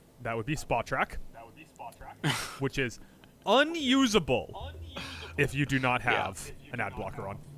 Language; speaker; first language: English; native; English